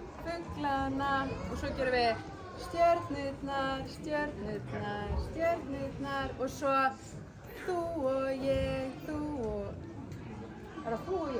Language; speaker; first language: Icelandic; native; Icelandic